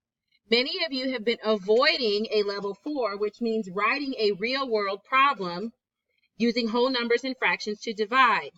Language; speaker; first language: English; native; English